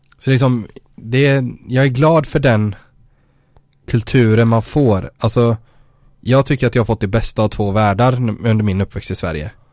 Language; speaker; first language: Swedish; native; Swedish